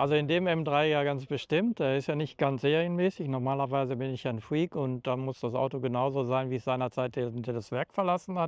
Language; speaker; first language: German; native; German